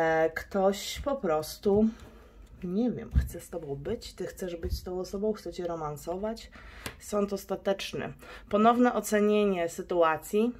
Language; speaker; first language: Polish; native; Polish